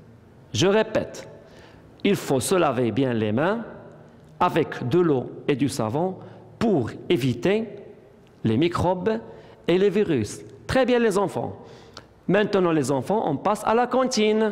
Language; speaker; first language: French; non-native, local second language; Arabic